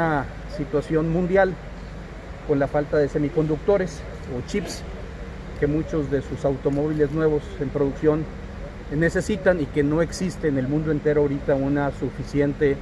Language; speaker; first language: Spanish; native; Spanish